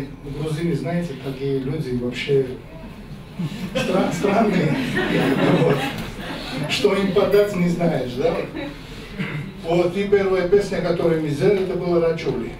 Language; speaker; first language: Russian; non-native, fluent; Georgian